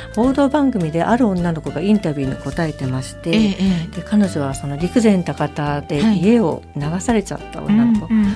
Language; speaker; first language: Japanese; native; Japanese